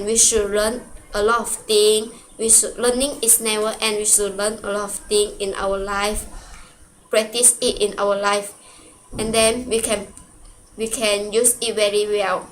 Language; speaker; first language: English; non-native, local second language; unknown